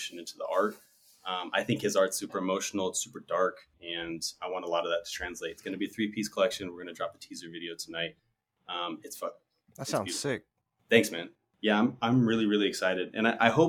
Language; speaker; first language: English; native; English